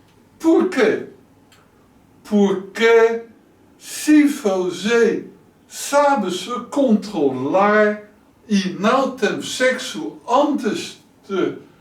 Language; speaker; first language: Portuguese; non-native, learner; Dutch